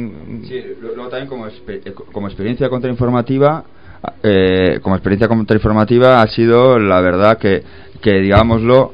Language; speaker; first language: Spanish; native; Spanish